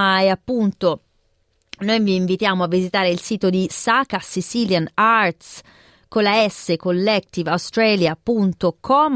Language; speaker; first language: Italian; native; Italian